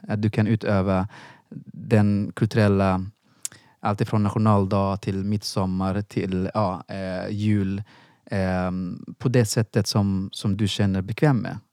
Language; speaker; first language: Swedish; non-native, fluent; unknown